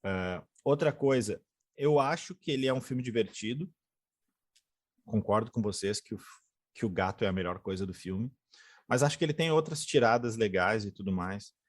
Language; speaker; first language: Portuguese; native; Portuguese